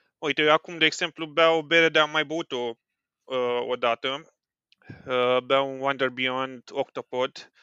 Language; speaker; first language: Romanian; native; Romanian